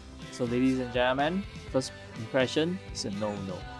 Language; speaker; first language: English; non-native, local second language; Chinese